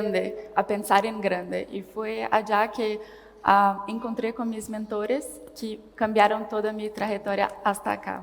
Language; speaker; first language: Spanish; non-native, learner; Portuguese